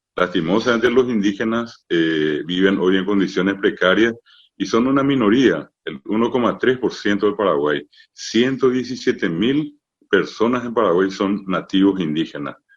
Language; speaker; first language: Spanish; non-native, local second language; Guarani